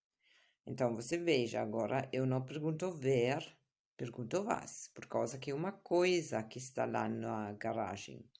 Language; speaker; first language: Portuguese; non-native, fluent; German